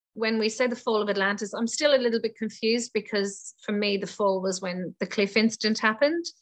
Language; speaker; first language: English; native; English